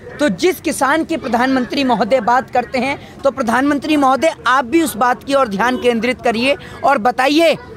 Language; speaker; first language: Hindi; native; Hindi